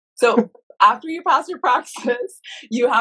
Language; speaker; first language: English; early bilingual, other home language; Haitian Creole